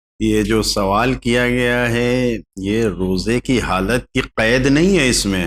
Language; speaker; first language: Urdu; native; Urdu